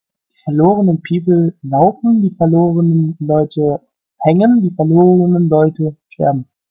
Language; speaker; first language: German; native; German